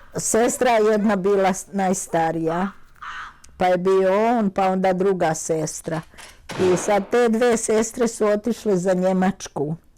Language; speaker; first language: Bosnian; native; Bosnian